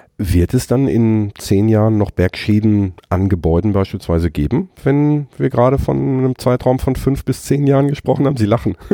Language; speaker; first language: German; native; German